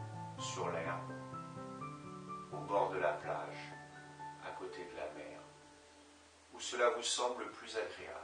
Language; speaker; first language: French; native; French